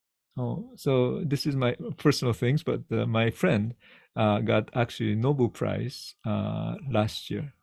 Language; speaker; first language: English; non-native, fluent; Japanese